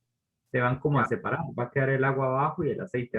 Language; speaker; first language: Spanish; native; Spanish